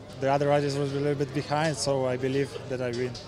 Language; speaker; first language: English; non-native, learner; Polish